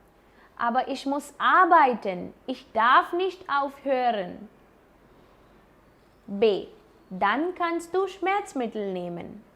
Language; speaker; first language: German; non-native, fluent; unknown